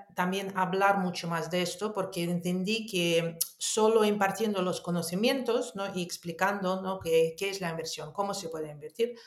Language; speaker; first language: Spanish; non-native, fluent; Russian